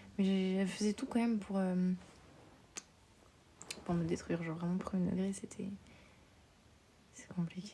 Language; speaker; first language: French; native; French